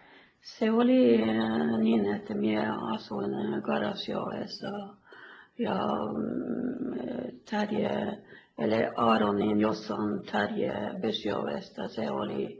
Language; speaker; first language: Finnish; early bilingual, heritage; Finnish